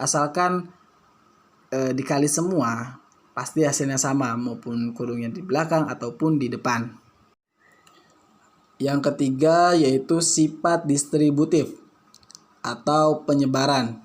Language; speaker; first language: Indonesian; native; Indonesian